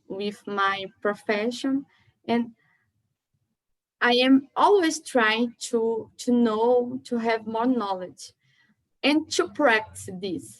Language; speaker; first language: English; non-native, learner; Portuguese